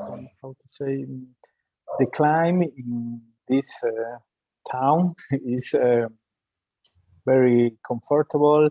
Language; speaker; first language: English; non-native, learner; Spanish